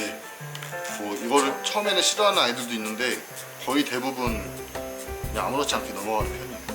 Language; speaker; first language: Korean; native; Korean